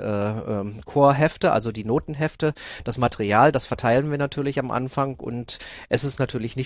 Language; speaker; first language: German; native; German